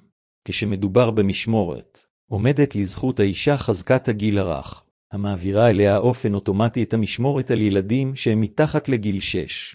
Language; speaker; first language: Hebrew; native; Hebrew